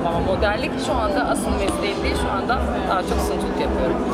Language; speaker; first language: Turkish; native; Turkish